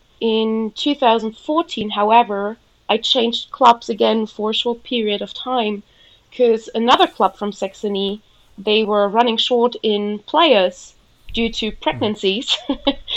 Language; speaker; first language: English; non-native, fluent; German